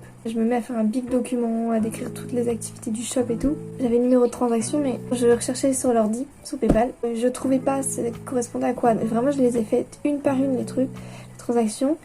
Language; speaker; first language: French; native; French